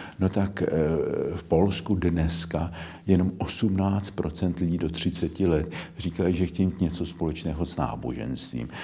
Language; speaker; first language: Czech; native; Czech